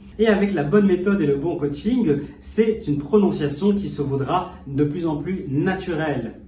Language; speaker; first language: French; native; French